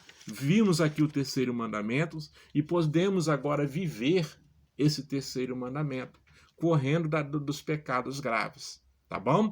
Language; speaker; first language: Portuguese; native; Portuguese